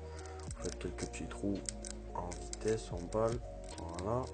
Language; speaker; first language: French; native; French